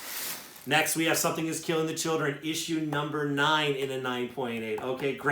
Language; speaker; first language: English; native; English